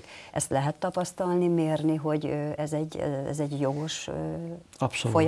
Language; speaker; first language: Hungarian; native; Hungarian